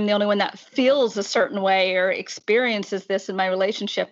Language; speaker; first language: English; native; English